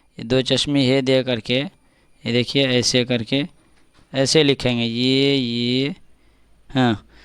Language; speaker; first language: Hindi; native; Hindi